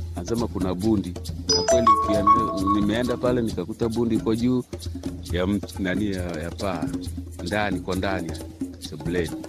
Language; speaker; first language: Swahili; native; Swahili